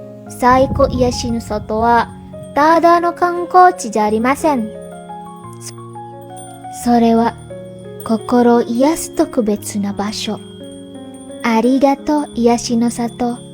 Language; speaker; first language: Japanese; non-native, learner; Indonesian